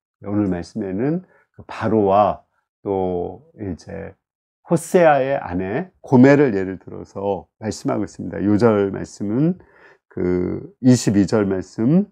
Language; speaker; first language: Korean; native; Korean